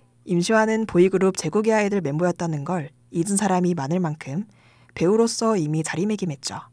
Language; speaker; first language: Korean; native; Korean